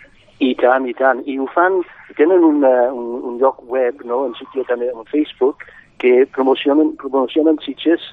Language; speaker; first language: Catalan; non-native, fluent; English